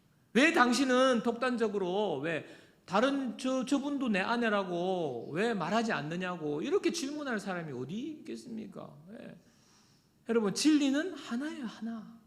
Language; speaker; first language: Korean; native; Korean